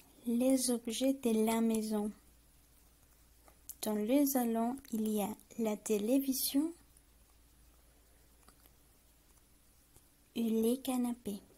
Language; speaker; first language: French; non-native, learner; Spanish